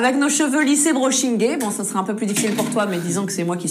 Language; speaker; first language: French; native; French